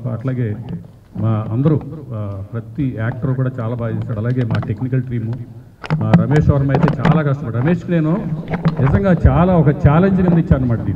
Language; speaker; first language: Telugu; native; Telugu